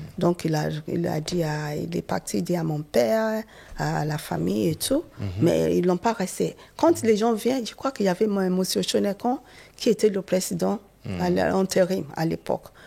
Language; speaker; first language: French; non-native, fluent; Yoruba